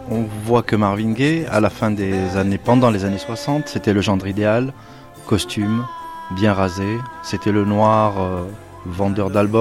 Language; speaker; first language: French; native; French